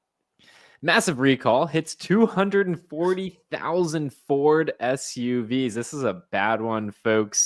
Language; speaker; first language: English; native; English